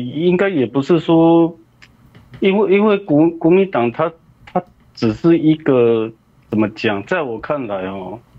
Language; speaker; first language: Chinese; native; Chinese